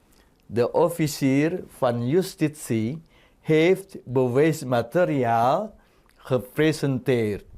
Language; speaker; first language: Dutch; non-native, fluent; Indonesian